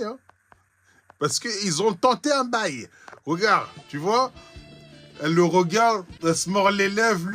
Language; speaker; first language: French; native; French